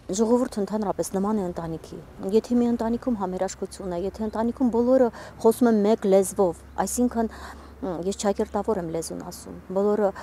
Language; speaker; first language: Armenian; native; Armenian